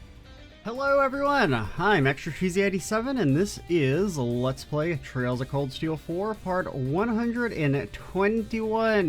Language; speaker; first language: English; native; English